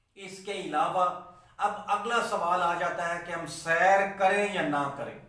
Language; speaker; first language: Urdu; non-native, local second language; Punjabi